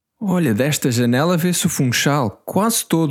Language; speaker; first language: Portuguese; non-native, learner; English